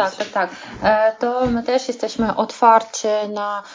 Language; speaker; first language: Polish; non-native, fluent; Russian